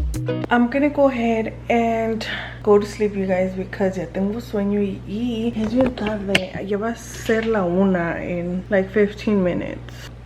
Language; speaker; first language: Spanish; early bilingual, heritage; English